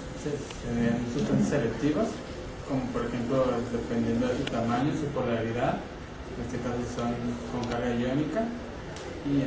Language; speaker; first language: Spanish; native; Spanish